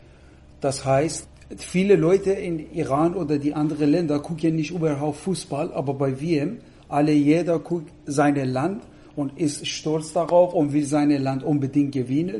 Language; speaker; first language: German; non-native, fluent; Persian